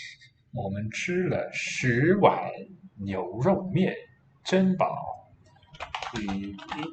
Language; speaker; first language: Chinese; non-native, learner; English